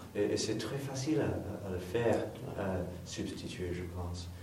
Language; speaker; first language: French; non-native, fluent; English